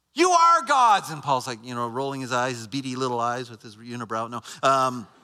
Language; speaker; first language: English; native; English